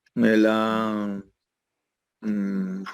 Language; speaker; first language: French; non-native, learner; Spanish